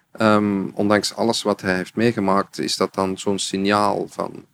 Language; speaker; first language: Dutch; native; Dutch